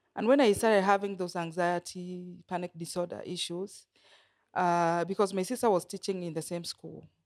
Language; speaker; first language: English; non-native, local second language; Kikuyu